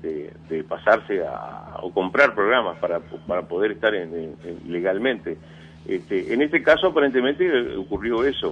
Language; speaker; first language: Spanish; native; Spanish